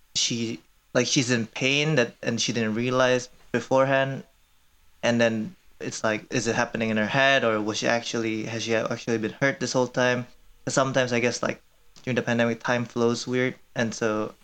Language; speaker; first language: English; early bilingual, other home language; Korean